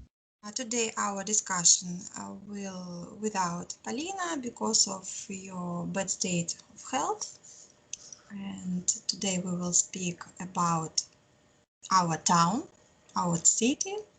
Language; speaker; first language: English; non-native, learner; Russian